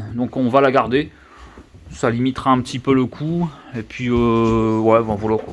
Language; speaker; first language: French; native; French